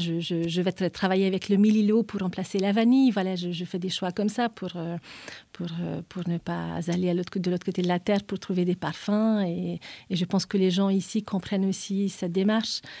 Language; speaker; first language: French; non-native, fluent; Hungarian